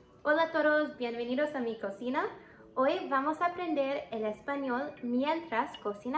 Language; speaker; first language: Spanish; non-native, fluent; English